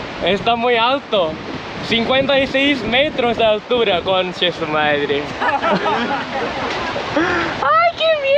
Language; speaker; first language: Spanish; non-native, learner; Thai